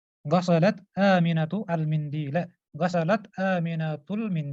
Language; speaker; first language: Arabic; non-native, learner; Urdu